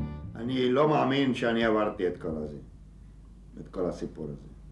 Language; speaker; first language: Hebrew; non-native, fluent; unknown